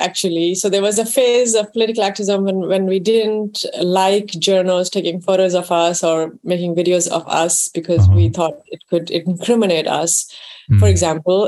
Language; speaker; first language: English; non-native, local second language; Urdu